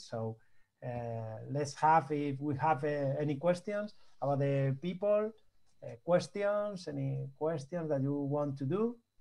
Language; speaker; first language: English; non-native, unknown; Spanish